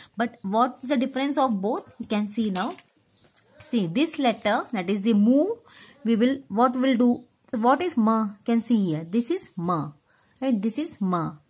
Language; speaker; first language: English; non-native, local second language; Tamil